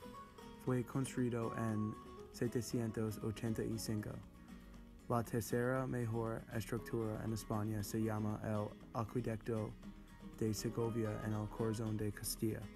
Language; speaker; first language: Spanish; non-native, learner; English